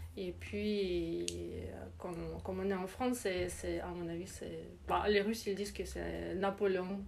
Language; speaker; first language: French; non-native, learner; English